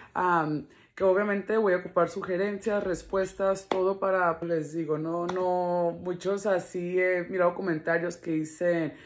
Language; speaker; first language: Spanish; early bilingual, heritage; Spanish